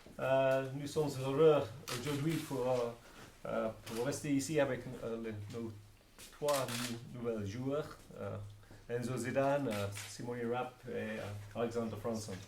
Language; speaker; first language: French; non-native, learner; English